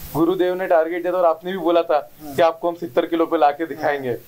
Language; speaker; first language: Hindi; native; Hindi